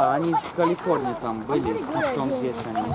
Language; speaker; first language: Russian; native; Russian